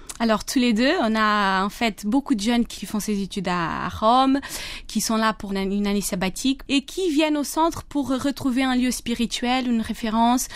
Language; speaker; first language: French; non-native, fluent; Portuguese